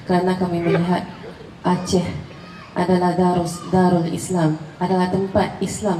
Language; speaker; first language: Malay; non-native, fluent; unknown